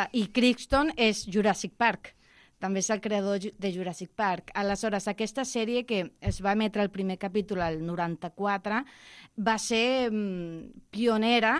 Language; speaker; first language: Catalan; non-native, local second language; Spanish